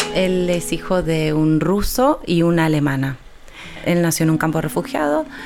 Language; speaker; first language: Spanish; native; Spanish